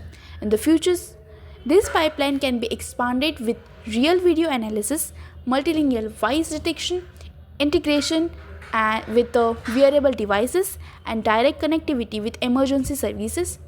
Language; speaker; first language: English; non-native, learner; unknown